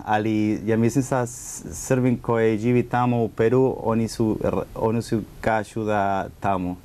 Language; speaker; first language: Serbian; non-native, learner; Spanish